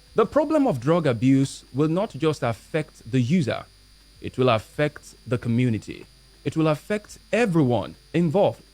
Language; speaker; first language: English; non-native, local second language; Yoruba